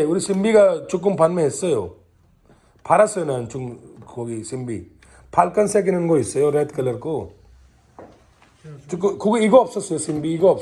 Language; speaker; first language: Korean; non-native, learner; Hindi